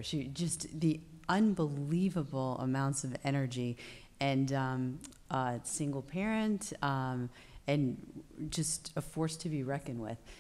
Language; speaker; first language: English; native; English